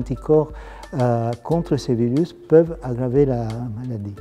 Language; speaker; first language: French; non-native, fluent; Spanish